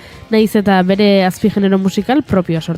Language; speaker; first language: Basque; native; Basque